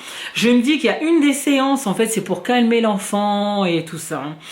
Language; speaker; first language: French; native; French